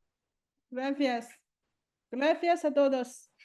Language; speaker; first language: Spanish; non-native, fluent; Chinese